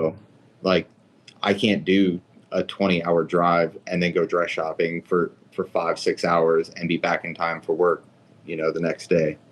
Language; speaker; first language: English; native; English